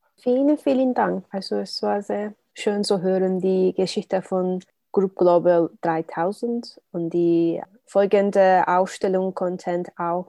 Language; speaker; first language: German; non-native, learner; Turkish